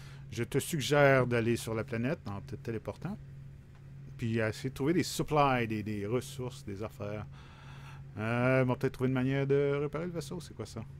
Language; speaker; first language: French; native; French